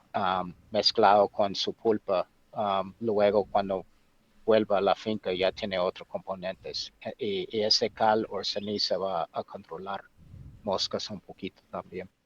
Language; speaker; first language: Spanish; non-native, fluent; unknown